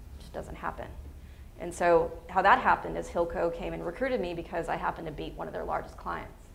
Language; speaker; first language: English; native; English